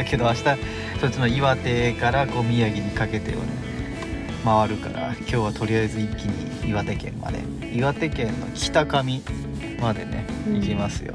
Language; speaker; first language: Japanese; native; Japanese